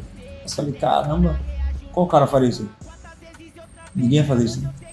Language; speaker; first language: Portuguese; native; Portuguese